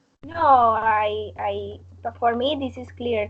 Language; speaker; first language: English; non-native, learner; Spanish